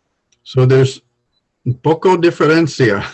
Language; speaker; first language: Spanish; non-native, learner; English